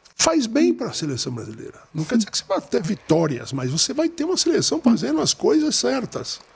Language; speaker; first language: Portuguese; native; Portuguese